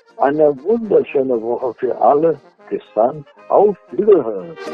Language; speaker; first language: German; early bilingual, heritage; Portuguese